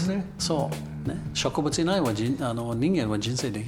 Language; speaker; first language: Japanese; non-native, learner; English